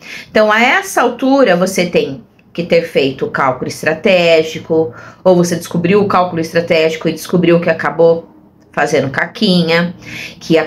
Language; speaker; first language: Portuguese; native; Portuguese